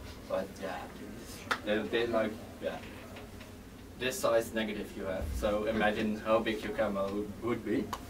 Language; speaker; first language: English; non-native, fluent; Dutch